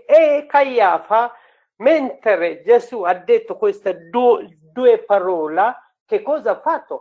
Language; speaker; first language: Italian; non-native, learner; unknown